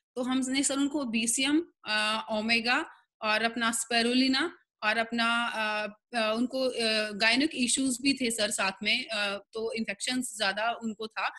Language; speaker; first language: Hindi; native; Hindi